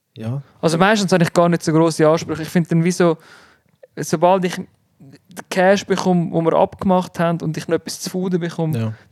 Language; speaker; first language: German; native; German